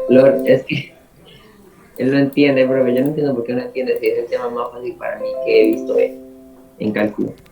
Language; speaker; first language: Spanish; native; Spanish